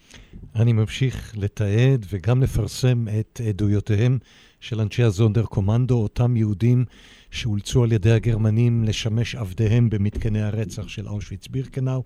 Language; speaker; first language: Hebrew; native; Hebrew